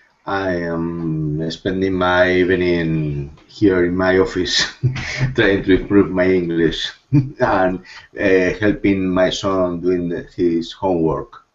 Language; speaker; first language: English; non-native, fluent; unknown